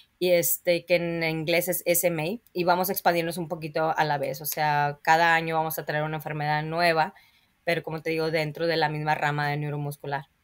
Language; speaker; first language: Spanish; native; Spanish